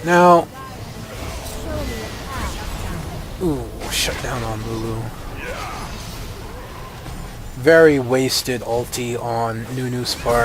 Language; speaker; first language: English; native; English